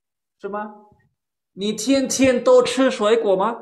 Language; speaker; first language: Chinese; non-native, fluent; Spanish